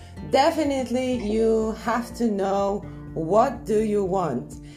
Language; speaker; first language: English; non-native, fluent; Polish